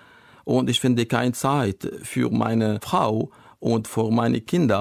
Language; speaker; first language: German; non-native, learner; Arabic